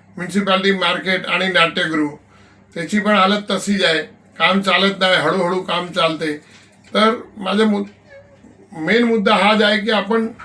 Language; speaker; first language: Marathi; non-native, local second language; Gujarati